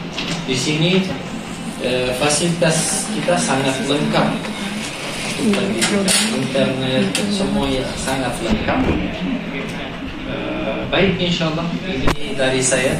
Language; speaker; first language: Indonesian; non-native, fluent; Turkish